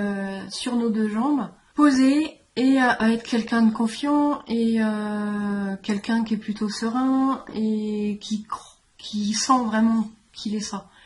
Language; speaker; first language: French; native; French